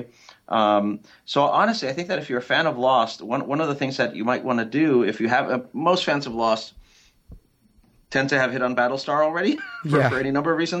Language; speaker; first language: English; early bilingual, other home language; Spanish